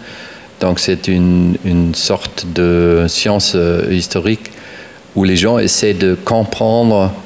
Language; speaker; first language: French; non-native, fluent; German